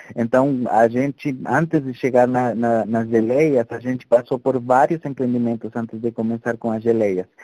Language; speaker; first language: Portuguese; non-native, fluent; Spanish